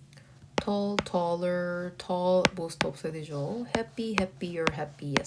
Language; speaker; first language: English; non-native, fluent; Korean